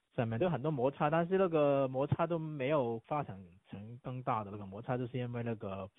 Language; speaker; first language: Chinese; non-native, fluent; Cantonese